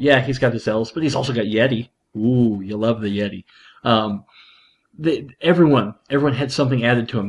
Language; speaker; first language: English; native; English